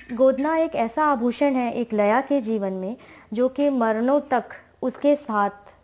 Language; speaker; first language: Hindi; native; Hindi